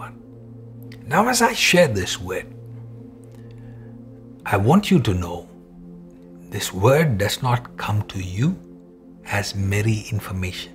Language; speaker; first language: English; non-native, local second language; Malayalam